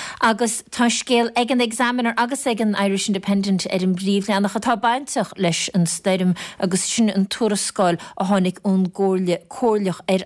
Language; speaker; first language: Irish; native; Irish